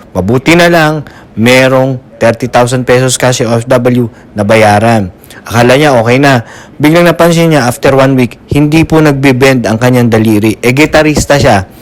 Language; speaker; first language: Filipino; native; Filipino